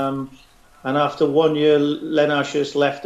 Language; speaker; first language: English; native; English